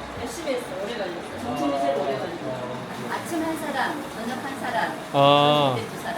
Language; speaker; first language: Korean; non-native, learner; Bangla